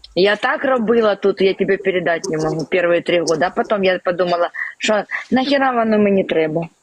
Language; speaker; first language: Ukrainian; native; Ukrainian